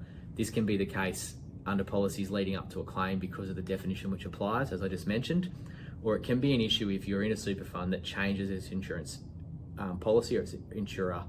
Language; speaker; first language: English; native; English